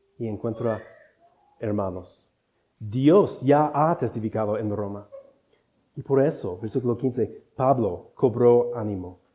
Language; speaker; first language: Spanish; non-native, fluent; English